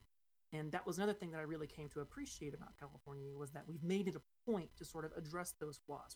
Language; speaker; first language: English; native; English